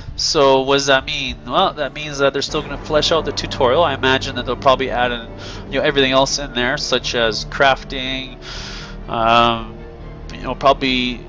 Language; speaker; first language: English; native; English